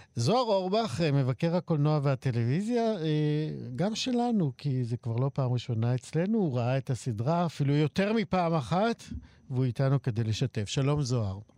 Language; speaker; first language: Hebrew; native; Hebrew